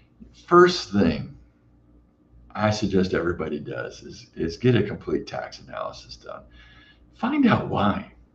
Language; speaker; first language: English; native; English